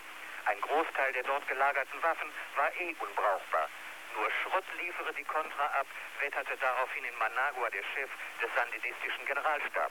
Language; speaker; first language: German; native; German